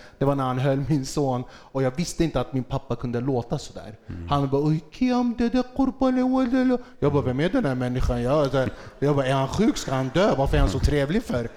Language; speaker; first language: Swedish; early bilingual, other home language; Kurdish